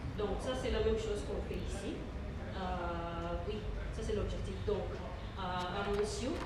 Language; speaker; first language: French; non-native, learner; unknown